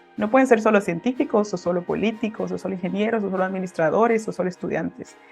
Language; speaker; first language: Spanish; native; Spanish